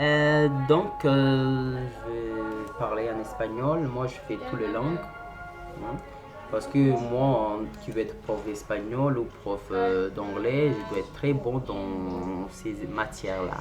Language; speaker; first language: French; non-native, local second language; Comorian